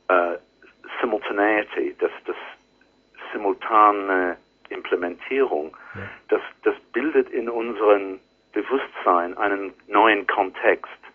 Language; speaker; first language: German; non-native, learner; English